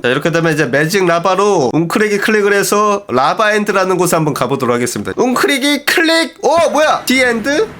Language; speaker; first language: Korean; native; Korean